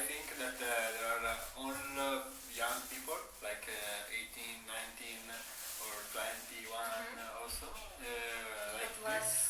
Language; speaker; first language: English; non-native, learner; Italian